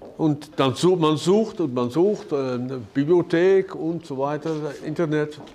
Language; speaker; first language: German; non-native, fluent; Dutch